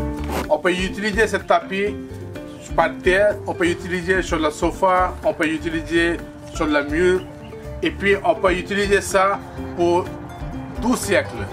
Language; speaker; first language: French; non-native, fluent; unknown